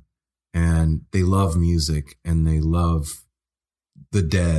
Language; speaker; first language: English; native; English